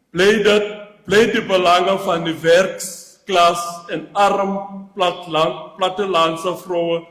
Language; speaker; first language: Afrikaans; non-native, local second language; Xhosa